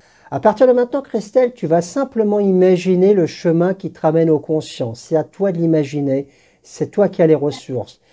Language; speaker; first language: French; native; French